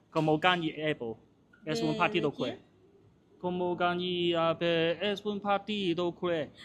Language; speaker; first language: Spanish; non-native, learner; Chinese